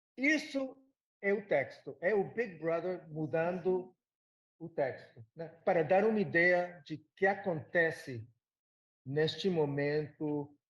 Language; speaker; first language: Portuguese; non-native, fluent; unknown